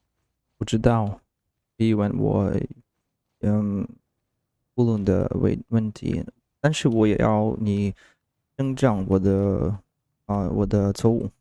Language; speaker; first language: Chinese; non-native, learner; Russian